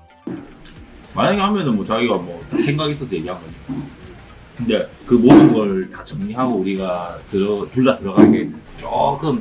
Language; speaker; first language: Korean; native; Korean